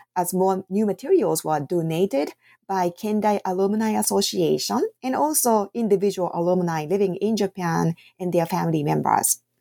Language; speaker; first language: English; non-native, fluent; Japanese